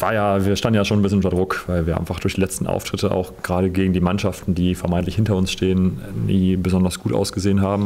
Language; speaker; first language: German; native; German